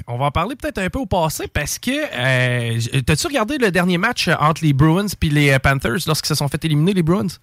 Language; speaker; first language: French; native; French